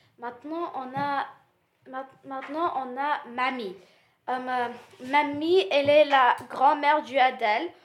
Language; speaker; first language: French; non-native, learner; English